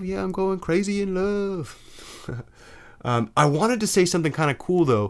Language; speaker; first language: English; native; English